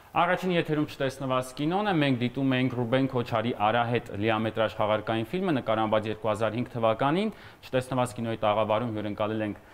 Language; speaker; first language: Armenian; native; Armenian